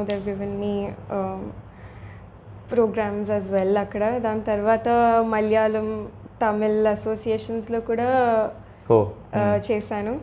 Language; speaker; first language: Telugu; early bilingual, heritage; Telugu